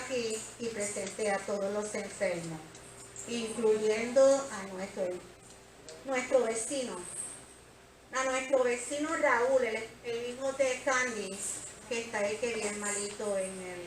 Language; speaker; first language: Spanish; native; Spanish